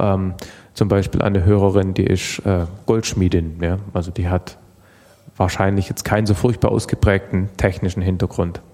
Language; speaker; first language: German; native; German